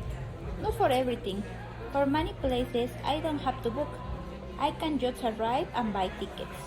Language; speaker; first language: English; non-native, learner; Spanish